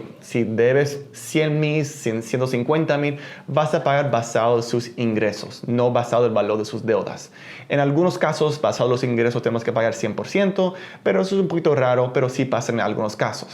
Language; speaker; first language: Spanish; early bilingual, heritage; Spanish